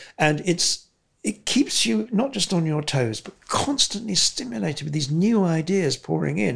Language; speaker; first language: English; native; English